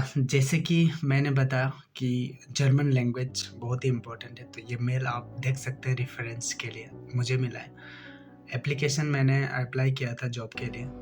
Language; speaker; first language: Hindi; non-native, local second language; Assamese